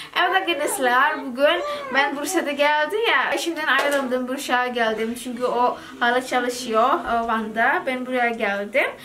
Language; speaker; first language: Turkish; non-native, learner; Indonesian